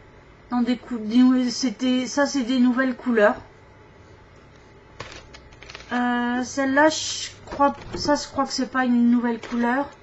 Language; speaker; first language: French; native; French